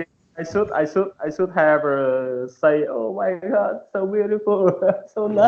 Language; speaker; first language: English; non-native, learner; Vietnamese